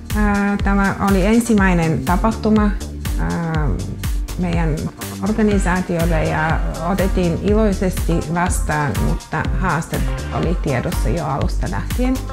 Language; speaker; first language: Finnish; non-native, fluent; Russian